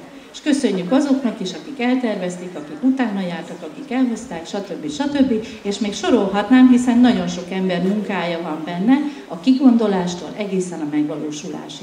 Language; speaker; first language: Hungarian; native; Hungarian